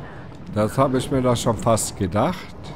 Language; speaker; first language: German; native; German